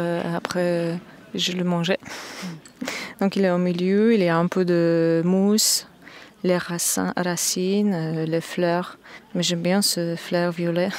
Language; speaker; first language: French; non-native, fluent; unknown